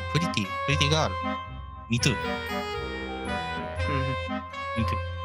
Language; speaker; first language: English; non-native, learner; Japanese